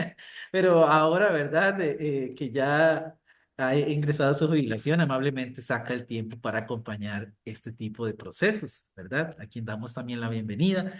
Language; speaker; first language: Spanish; native; Spanish